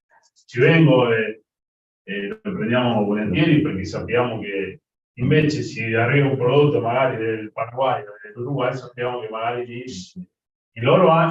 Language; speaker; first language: Italian; early bilingual, heritage; Spanish